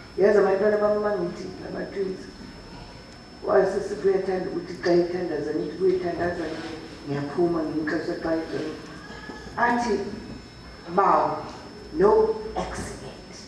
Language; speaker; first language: Zulu; non-native, local second language; Xhosa